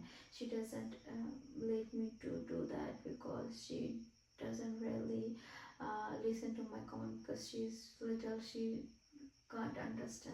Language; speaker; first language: English; non-native, fluent; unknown